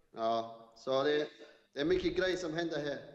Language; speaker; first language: Swedish; non-native, fluent; English